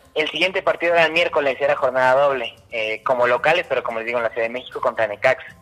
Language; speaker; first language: Spanish; native; Spanish